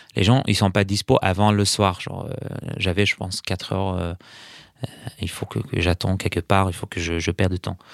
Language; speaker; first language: French; non-native, fluent; Arabic